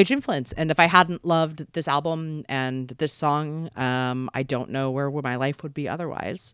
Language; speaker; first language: English; native; English